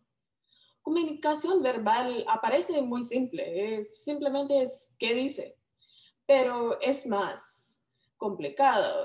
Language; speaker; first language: Spanish; non-native, learner; English